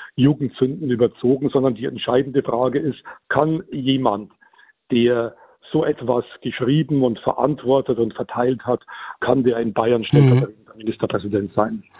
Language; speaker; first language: German; native; German